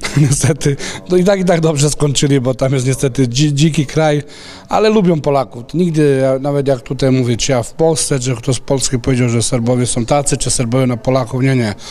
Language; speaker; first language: Polish; non-native, fluent; Serbian